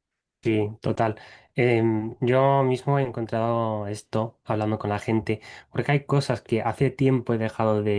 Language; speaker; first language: Spanish; non-native, fluent; English